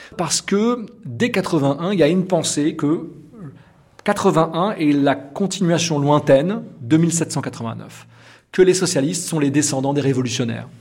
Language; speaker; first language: French; native; French